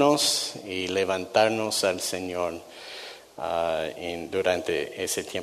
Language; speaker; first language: Spanish; non-native, fluent; English